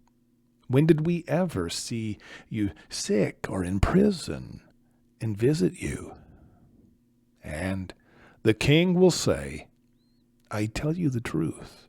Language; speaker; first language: English; native; English